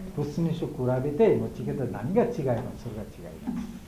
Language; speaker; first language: Japanese; non-native, learner; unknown